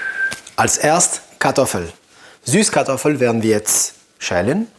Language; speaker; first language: German; non-native, fluent; French